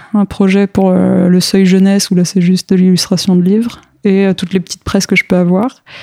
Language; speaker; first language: French; early bilingual, other home language; Spanish